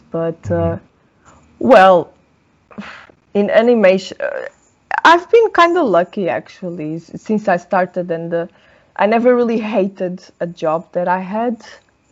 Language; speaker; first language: English; non-native, fluent; Portuguese